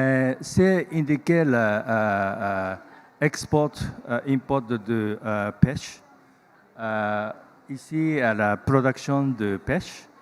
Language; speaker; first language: French; non-native, learner; Japanese